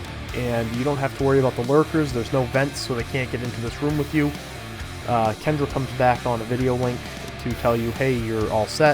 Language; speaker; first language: English; native; English